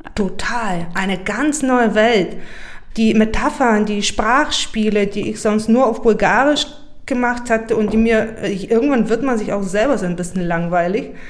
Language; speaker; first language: German; non-native, fluent; Bulgarian